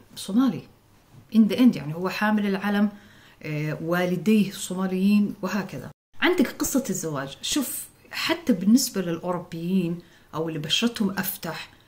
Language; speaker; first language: Arabic; non-native, local second language; Somali